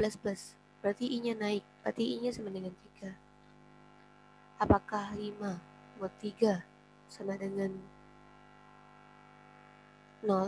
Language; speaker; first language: Indonesian; native; Indonesian